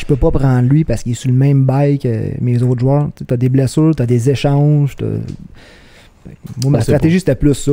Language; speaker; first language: French; native; French